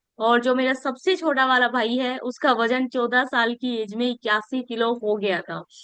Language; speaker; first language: Hindi; native; Hindi